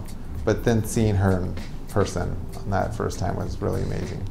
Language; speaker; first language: English; native; English